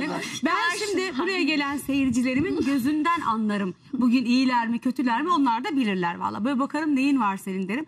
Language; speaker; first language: Turkish; native; Turkish